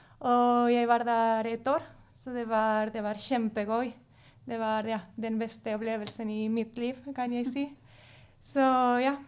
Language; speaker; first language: Norwegian; non-native, fluent; Spanish